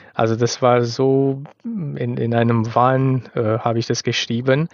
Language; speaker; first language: German; non-native, fluent; Romanian